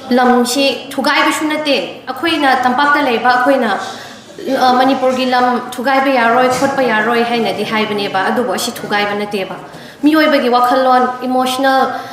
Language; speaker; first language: Manipuri; non-native, local second language; Tangkhul Naga (India)